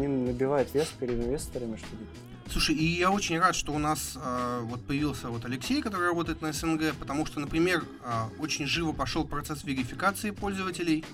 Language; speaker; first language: Russian; native; Russian